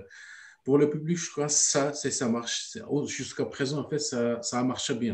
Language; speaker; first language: French; non-native, learner; Turkish